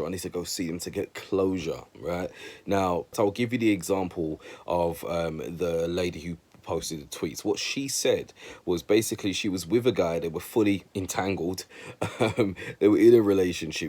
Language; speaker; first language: English; native; English